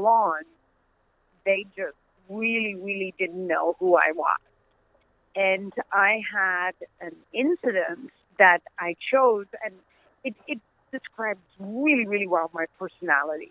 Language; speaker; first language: English; non-native, fluent; Dutch